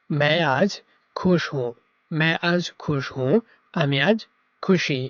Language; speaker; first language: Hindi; non-native, learner; Bangla